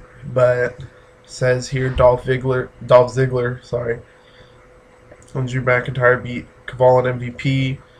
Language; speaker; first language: English; native; English